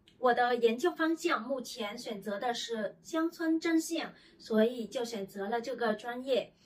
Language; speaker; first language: Chinese; non-native, fluent; Vietnamese